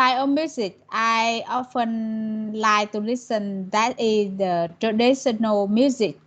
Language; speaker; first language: English; non-native, learner; Vietnamese